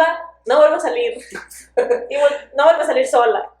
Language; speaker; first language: Spanish; native; Spanish